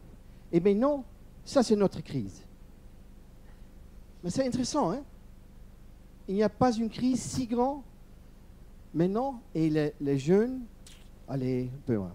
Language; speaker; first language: French; non-native, learner; Dutch